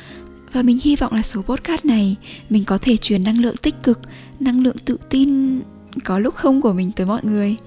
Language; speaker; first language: Vietnamese; native; Vietnamese